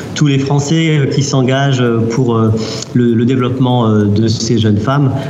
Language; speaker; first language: French; native; French